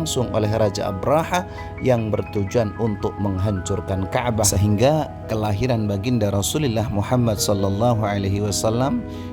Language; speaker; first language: Indonesian; native; Indonesian